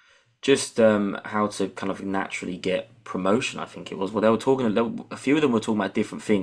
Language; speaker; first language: English; native; English